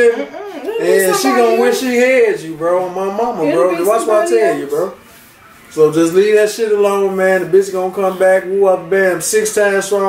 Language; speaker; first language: English; native; English